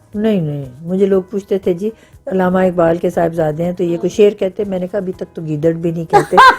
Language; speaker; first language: Urdu; non-native, local second language; Punjabi